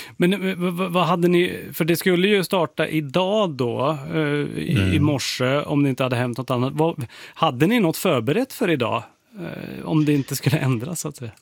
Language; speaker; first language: Swedish; native; Swedish